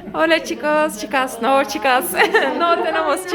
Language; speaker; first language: Spanish; non-native, learner; Turkish